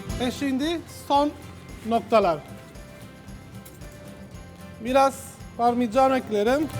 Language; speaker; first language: Turkish; non-native, learner; Italian